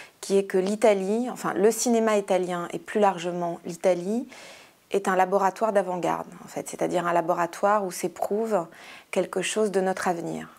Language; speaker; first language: French; native; French